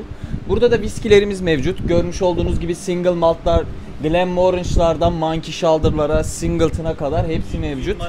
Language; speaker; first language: Turkish; native; Turkish